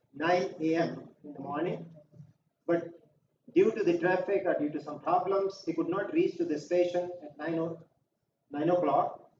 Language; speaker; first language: English; non-native, local second language; Hindi